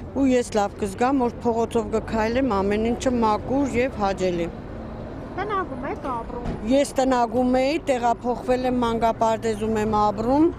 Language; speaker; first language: Armenian; native; Armenian